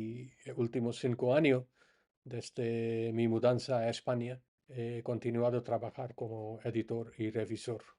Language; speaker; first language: Spanish; non-native, fluent; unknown